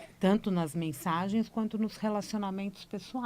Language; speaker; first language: Portuguese; native; Portuguese